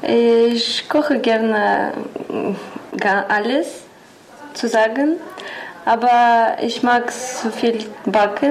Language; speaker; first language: German; non-native, learner; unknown